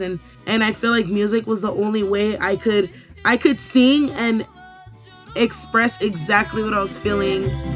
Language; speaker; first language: English; early bilingual, other home language; Spanish